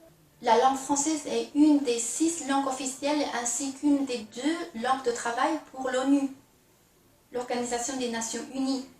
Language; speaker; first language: French; non-native, fluent; Chinese